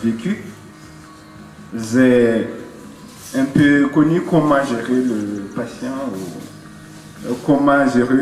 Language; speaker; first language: French; non-native, local second language; Malagasy